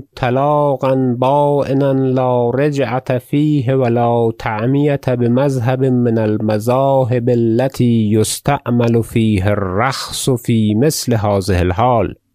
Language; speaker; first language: Arabic; non-native, fluent; Persian